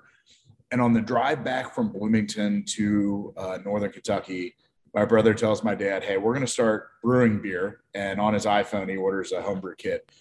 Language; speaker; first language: English; native; English